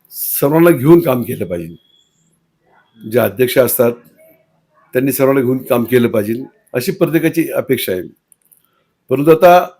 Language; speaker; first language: Marathi; native; Marathi